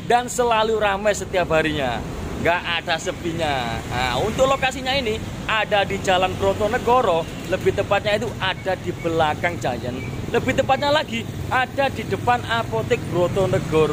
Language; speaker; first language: Indonesian; non-native, local second language; Javanese